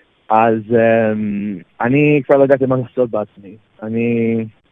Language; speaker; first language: Hebrew; non-native, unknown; English